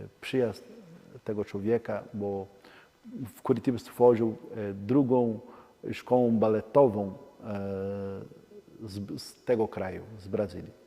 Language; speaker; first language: Polish; non-native, learner; Portuguese